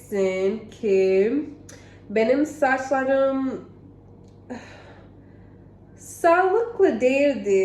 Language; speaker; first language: Turkish; non-native, learner; English